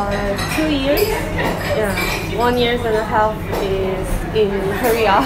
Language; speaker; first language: English; non-native, learner; Korean